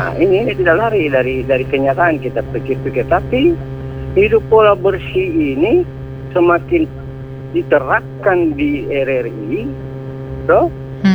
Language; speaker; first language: Indonesian; native; Indonesian